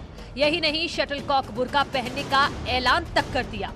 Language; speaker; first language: Hindi; native; Hindi